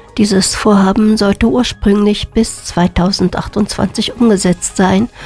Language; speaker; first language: German; native; German